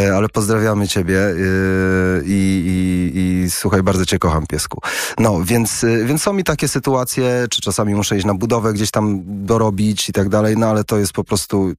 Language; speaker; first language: Polish; early bilingual, heritage; Polish